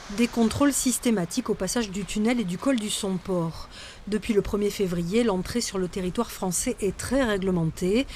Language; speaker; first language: French; native; French